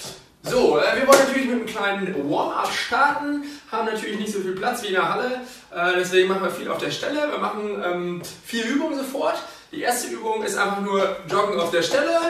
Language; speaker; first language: German; native; German